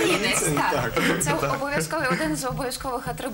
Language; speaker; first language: Ukrainian; native; Ukrainian